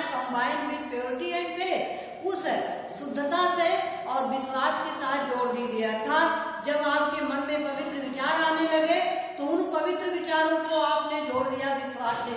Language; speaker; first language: Hindi; native; Hindi